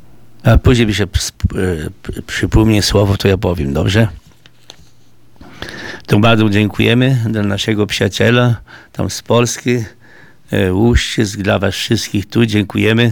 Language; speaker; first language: Polish; early bilingual, heritage; Polish